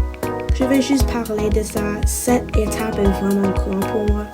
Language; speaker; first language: French; non-native, learner; English